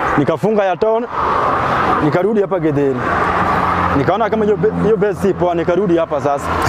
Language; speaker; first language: Swahili; non-native, local second language; Luo (Kenya and Tanzania)